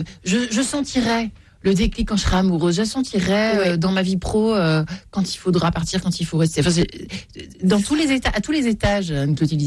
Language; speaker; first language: French; native; French